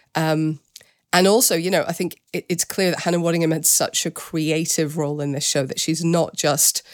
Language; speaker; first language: English; native; English